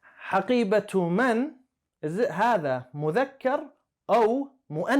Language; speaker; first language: Arabic; non-native, fluent; English